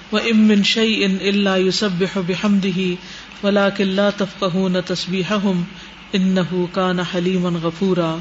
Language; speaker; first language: Urdu; native; Urdu